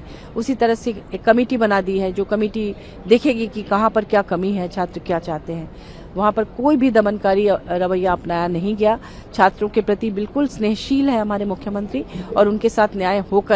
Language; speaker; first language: Hindi; native; Hindi